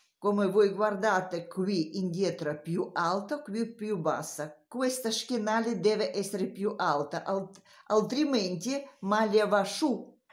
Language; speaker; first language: Italian; non-native, learner; Romanian